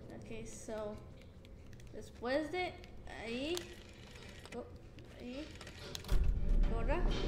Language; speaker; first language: Spanish; native; Spanish